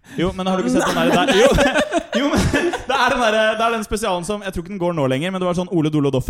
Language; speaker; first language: Norwegian; native; Norwegian